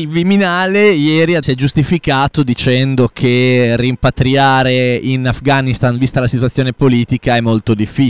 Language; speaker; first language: Italian; native; Italian